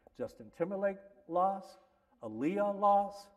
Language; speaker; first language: English; native; English